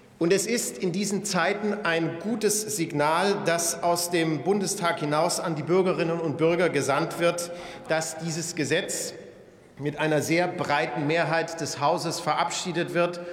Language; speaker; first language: German; native; German